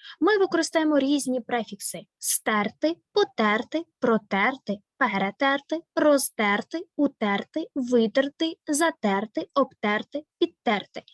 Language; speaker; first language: Ukrainian; native; Ukrainian